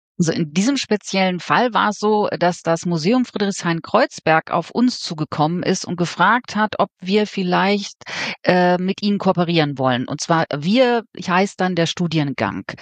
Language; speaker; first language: German; native; German